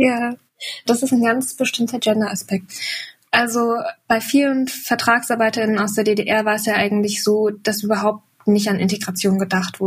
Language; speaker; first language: German; native; German